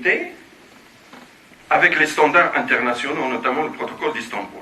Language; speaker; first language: French; non-native, local second language; Arabic